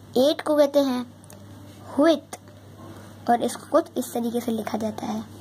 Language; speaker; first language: Hindi; native; Hindi